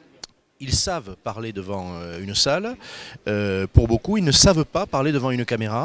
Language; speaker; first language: French; native; French